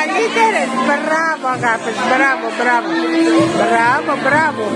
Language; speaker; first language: Greek; native; Greek